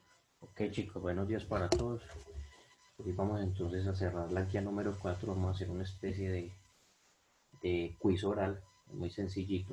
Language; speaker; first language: Spanish; native; Spanish